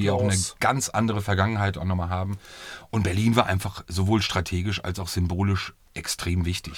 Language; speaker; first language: German; native; German